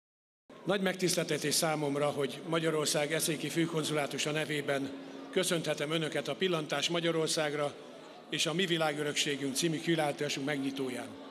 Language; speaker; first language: Hungarian; native; Hungarian